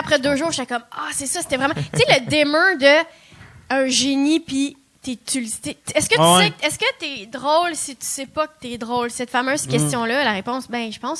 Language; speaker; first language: French; native; French